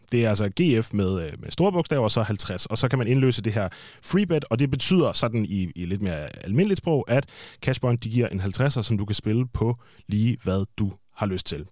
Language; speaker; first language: Danish; native; Danish